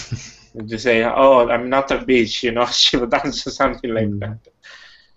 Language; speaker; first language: English; non-native, fluent; Italian